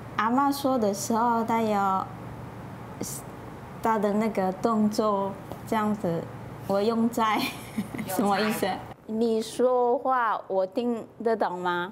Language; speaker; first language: Chinese; non-native, learner; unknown